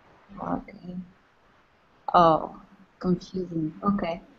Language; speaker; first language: English; non-native, fluent; French